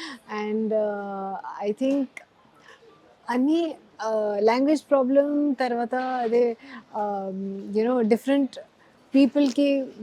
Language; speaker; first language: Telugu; non-native, learner; Hindi